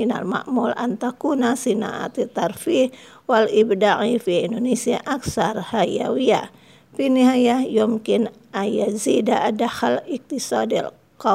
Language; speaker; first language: Arabic; non-native, fluent; Indonesian